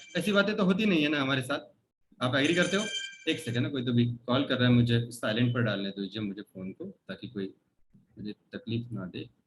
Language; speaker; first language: Hindi; non-native, local second language; Marathi